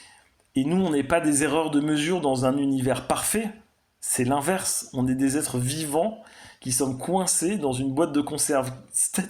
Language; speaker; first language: French; native; French